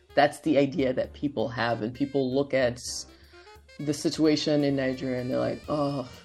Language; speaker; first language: English; non-native, local second language; Yoruba